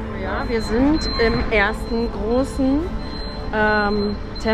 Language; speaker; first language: German; native; German